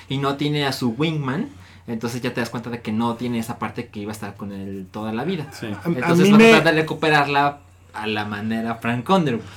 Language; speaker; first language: Spanish; native; Spanish